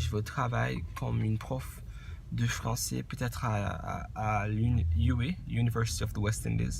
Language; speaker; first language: French; non-native, fluent; English